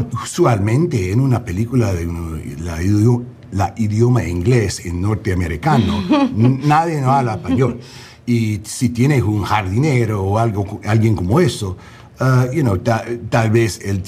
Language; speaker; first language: Spanish; non-native, learner; English